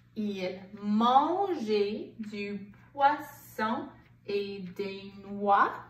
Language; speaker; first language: French; non-native, local second language; English